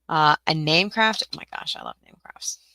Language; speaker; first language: English; native; English